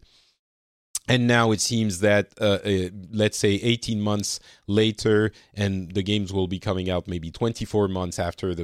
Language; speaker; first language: English; non-native, fluent; French